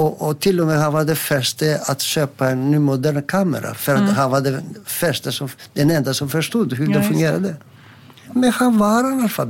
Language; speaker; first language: Swedish; non-native, fluent; Greek